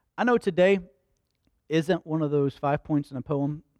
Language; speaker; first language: English; native; English